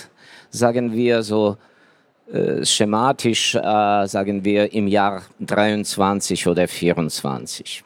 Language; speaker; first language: German; non-native, fluent; Ukrainian